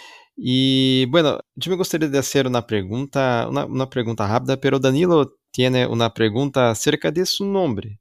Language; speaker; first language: Spanish; non-native, learner; Portuguese